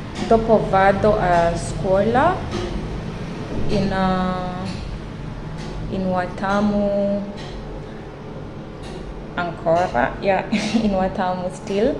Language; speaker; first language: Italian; non-native, learner; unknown